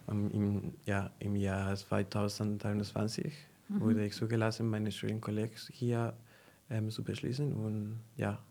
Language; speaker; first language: German; non-native, fluent; Spanish